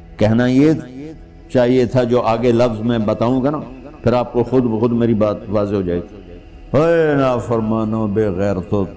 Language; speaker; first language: Urdu; non-native, local second language; Punjabi